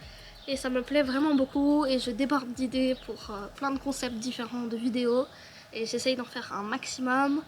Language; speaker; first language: French; native; French